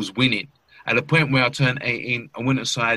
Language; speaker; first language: English; native; English